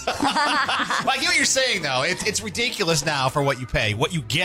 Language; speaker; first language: English; native; English